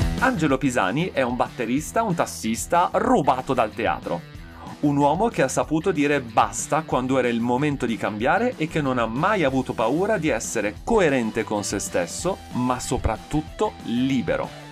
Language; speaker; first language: Italian; native; Italian